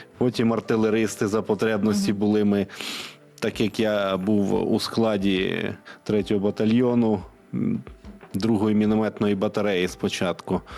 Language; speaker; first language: Ukrainian; non-native, local second language; Russian